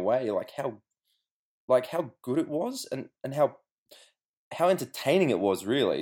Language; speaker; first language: English; native; English